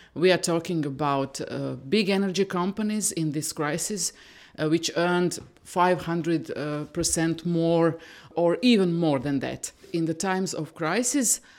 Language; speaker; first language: English; non-native, fluent; Croatian